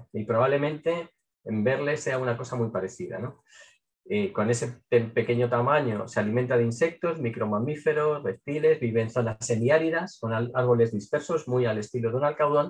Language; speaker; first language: Spanish; native; Spanish